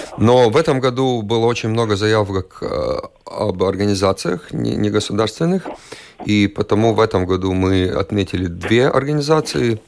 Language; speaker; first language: Russian; non-native, local second language; Latvian